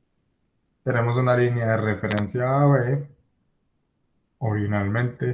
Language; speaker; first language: Spanish; native; Spanish